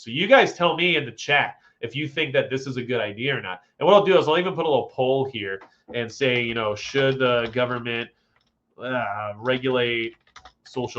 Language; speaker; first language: English; native; English